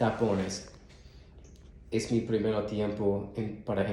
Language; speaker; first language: Spanish; non-native, learner; English